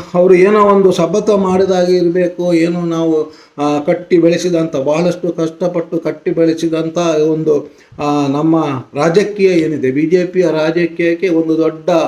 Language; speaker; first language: Kannada; non-native, local second language; Tulu